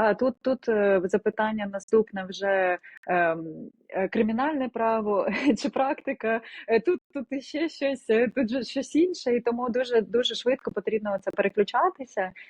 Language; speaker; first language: Ukrainian; non-native, local second language; Russian